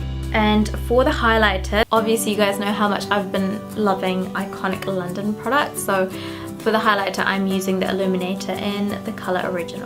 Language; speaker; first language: English; non-native, local second language; Sinhala